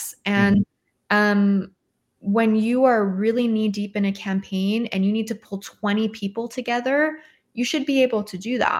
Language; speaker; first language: English; native; English